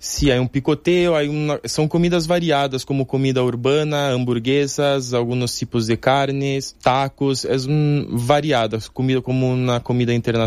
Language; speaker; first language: Spanish; non-native, fluent; Portuguese